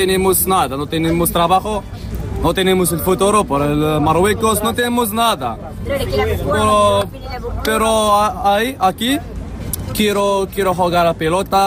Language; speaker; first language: Spanish; non-native, learner; Arabic